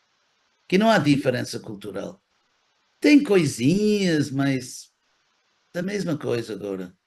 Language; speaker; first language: Portuguese; non-native, fluent; English